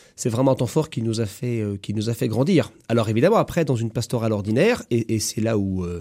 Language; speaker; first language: French; native; French